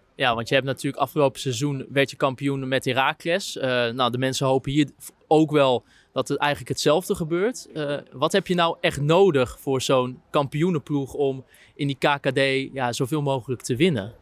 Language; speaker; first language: Dutch; native; Dutch